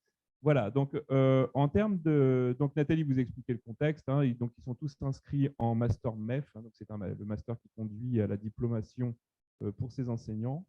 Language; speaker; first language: French; native; French